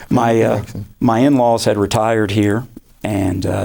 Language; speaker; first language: English; native; English